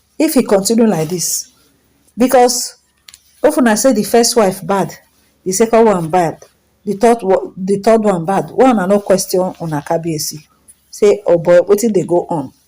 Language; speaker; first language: Nigerian Pidgin; native; Nigerian Pidgin